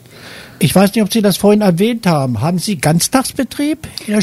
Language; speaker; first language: German; native; German